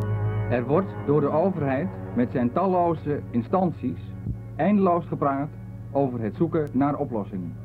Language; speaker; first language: Dutch; native; Dutch